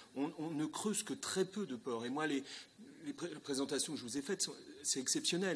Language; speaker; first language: French; native; French